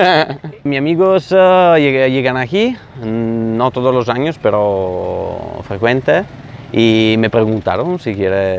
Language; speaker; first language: Spanish; non-native, learner; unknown